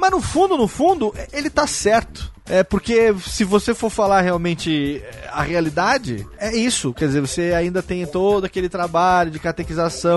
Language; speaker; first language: Portuguese; native; Portuguese